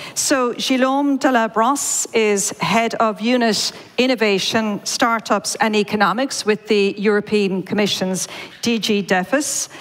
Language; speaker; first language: English; native; English